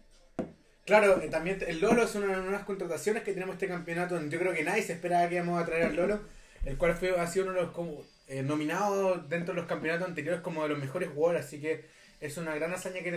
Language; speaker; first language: Spanish; native; Spanish